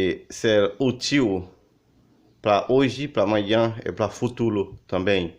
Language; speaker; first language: Portuguese; non-native, learner; Haitian Creole